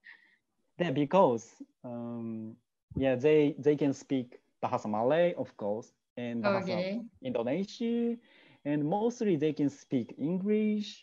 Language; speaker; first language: English; non-native, learner; Japanese